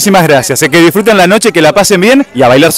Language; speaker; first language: Spanish; native; Spanish